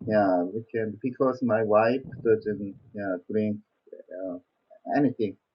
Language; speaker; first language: English; non-native, learner; Korean